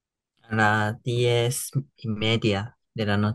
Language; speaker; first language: Spanish; non-native, learner; Japanese